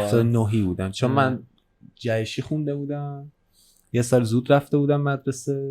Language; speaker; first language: Persian; native; Persian